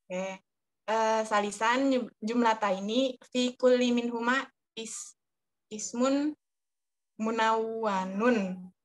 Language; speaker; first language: Arabic; non-native, learner; Indonesian